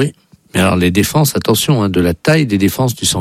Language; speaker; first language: French; native; French